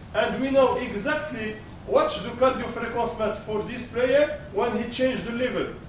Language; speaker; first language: English; non-native, learner; Arabic